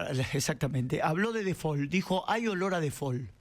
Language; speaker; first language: Spanish; native; Spanish